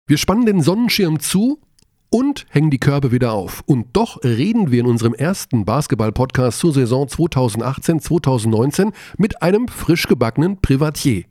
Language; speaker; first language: German; native; German